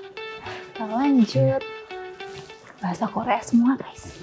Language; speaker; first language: Indonesian; native; Indonesian